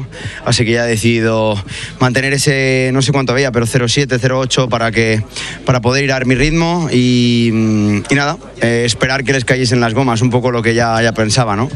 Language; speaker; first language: Spanish; native; Spanish